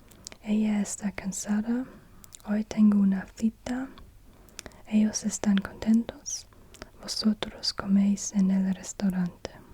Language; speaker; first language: Spanish; non-native, learner; German